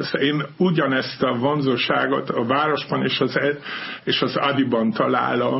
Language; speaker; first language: Hungarian; non-native, fluent; German